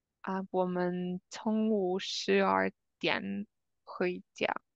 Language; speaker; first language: Chinese; non-native, learner; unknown